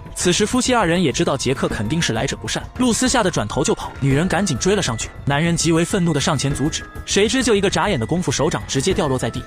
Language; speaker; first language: Chinese; native; Chinese